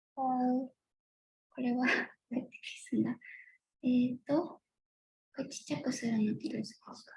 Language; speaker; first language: Japanese; native; Japanese